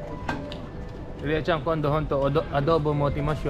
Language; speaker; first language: Japanese; non-native, learner; Filipino